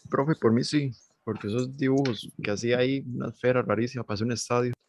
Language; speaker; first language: Spanish; native; Spanish